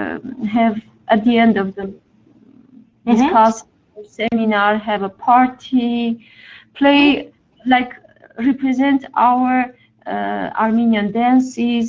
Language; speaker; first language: English; non-native, learner; Armenian